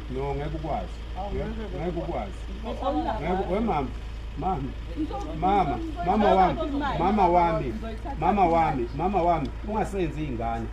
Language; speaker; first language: Zulu; native; Zulu